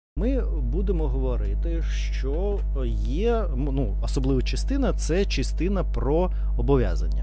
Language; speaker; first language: Ukrainian; non-native, learner; Russian